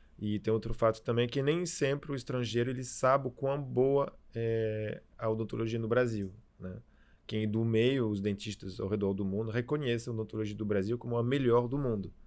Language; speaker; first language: Portuguese; non-native, fluent; French